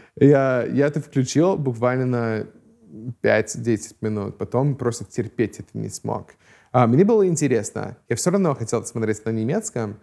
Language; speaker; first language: Russian; non-native, fluent; English